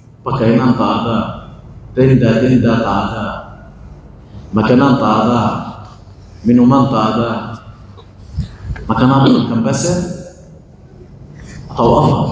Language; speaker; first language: Indonesian; non-native, fluent; Arabic